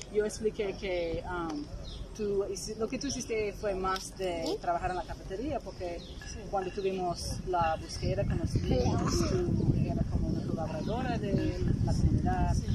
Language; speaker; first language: Spanish; non-native, fluent; English